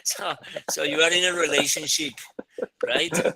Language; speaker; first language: English; non-native, fluent; Spanish